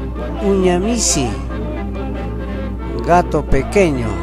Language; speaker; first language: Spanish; non-native, local second language; Quechua